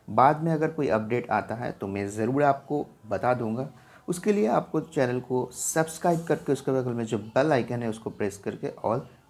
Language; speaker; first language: Hindi; non-native, local second language; Bangla